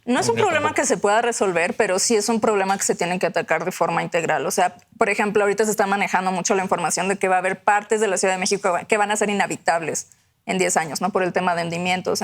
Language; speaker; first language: Spanish; native; Spanish